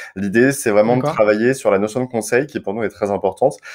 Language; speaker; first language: French; native; French